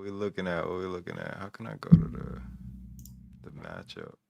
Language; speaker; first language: English; native; English